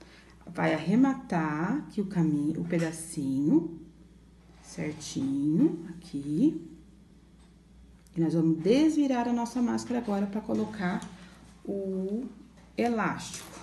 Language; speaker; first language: Portuguese; native; Portuguese